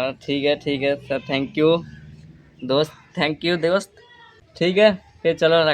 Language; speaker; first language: Hindi; non-native, local second language; Bangla